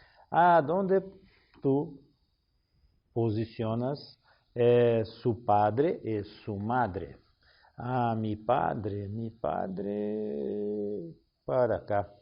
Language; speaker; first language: Spanish; non-native, learner; Portuguese